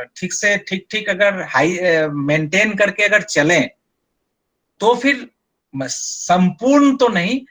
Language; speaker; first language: Hindi; non-native, local second language; Bangla